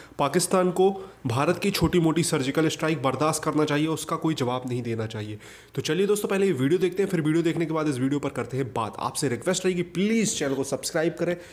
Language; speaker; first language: Hindi; native; Hindi